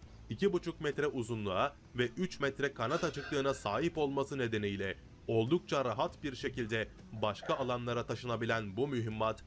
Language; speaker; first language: Turkish; native; Turkish